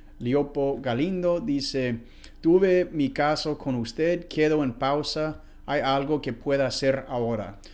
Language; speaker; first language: Spanish; non-native, fluent; English